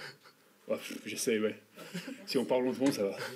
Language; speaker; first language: French; non-native, learner; English